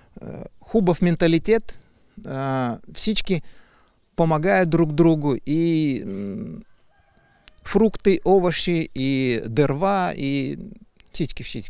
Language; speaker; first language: Bulgarian; non-native, learner; Russian